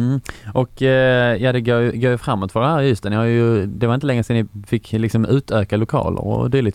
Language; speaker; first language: Swedish; native; Swedish